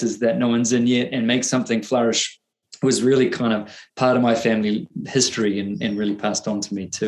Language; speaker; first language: English; native; English